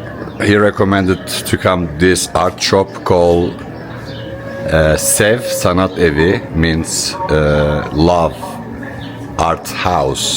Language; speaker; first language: English; non-native, fluent; Turkish